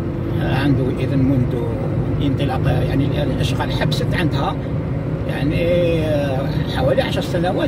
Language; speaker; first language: Arabic; native; Arabic